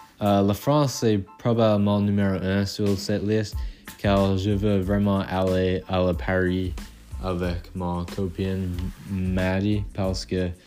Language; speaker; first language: French; non-native, local second language; English